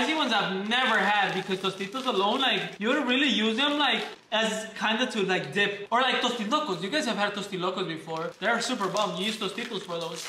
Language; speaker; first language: English; non-native, fluent; Spanish